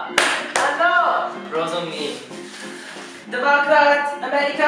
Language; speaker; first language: Czech; non-native, learner; English